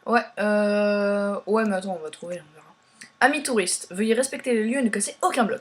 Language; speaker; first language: French; native; French